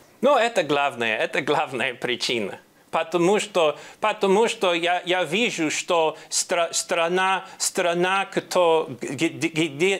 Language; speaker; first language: Russian; non-native, learner; English